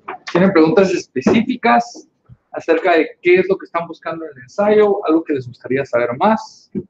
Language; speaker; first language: Spanish; native; Spanish